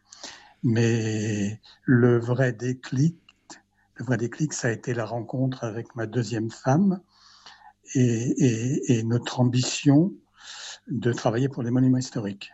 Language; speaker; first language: French; native; French